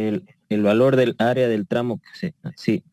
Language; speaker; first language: Spanish; native; Spanish